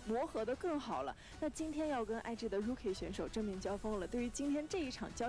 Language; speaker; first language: Chinese; native; Chinese